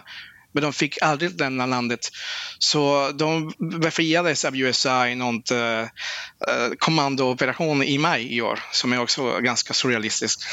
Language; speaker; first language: Swedish; non-native, fluent; Spanish